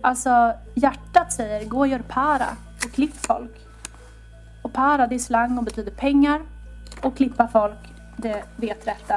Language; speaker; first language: Swedish; native; Swedish